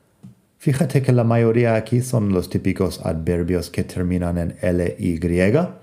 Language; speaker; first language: Spanish; non-native, fluent; English